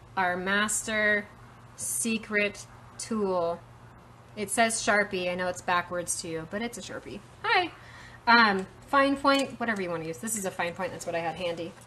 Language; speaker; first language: English; native; English